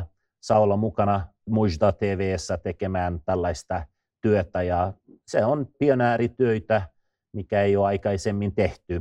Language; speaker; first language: Finnish; non-native, fluent; Swedish